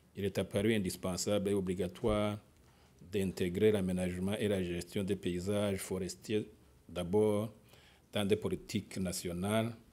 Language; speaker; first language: French; non-native, local second language; Rundi